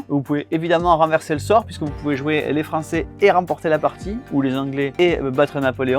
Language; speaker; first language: French; native; French